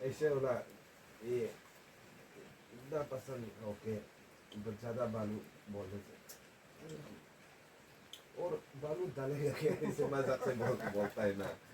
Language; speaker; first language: Hindi; non-native, local second language; Mizo